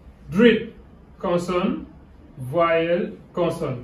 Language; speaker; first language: French; non-native, local second language; Wolof